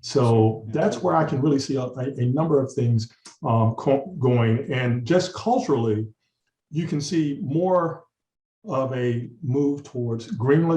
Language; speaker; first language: English; native; English